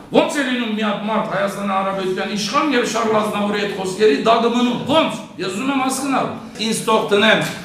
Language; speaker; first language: Armenian; early bilingual, heritage; Armenian